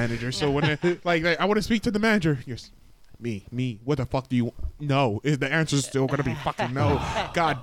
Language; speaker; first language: English; native; English